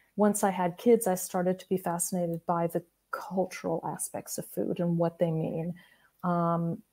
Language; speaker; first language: English; native; English